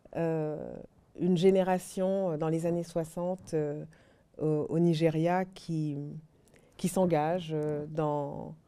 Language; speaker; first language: French; native; French